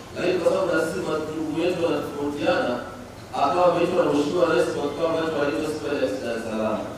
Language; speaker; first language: Swahili; native; Swahili